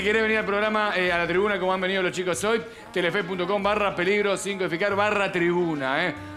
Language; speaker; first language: Spanish; native; Spanish